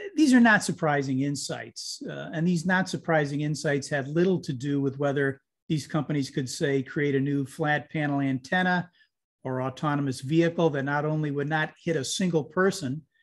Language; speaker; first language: English; native; English